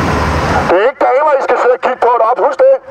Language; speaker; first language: Danish; native; Danish